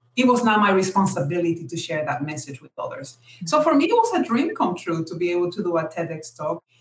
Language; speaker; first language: English; non-native, fluent; Spanish